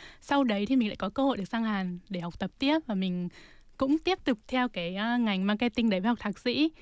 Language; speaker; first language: Vietnamese; native; Vietnamese